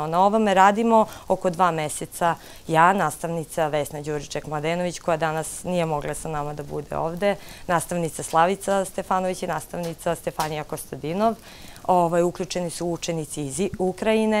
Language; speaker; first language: Serbian; native; Serbian